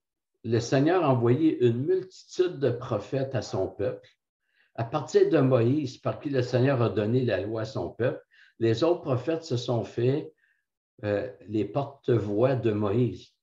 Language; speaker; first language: French; native; French